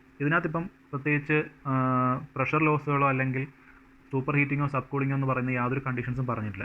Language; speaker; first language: Malayalam; native; Malayalam